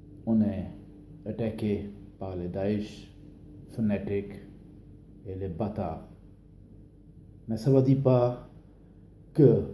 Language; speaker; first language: French; non-native, learner; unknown